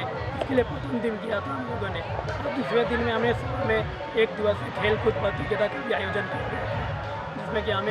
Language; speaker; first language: Hindi; native; Hindi